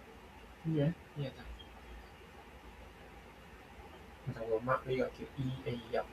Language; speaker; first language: Cantonese; native; Cantonese